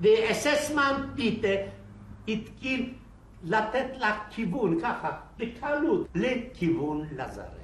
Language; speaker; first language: Hebrew; non-native, fluent; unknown